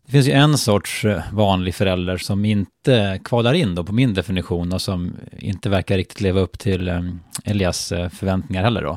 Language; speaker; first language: Swedish; native; Swedish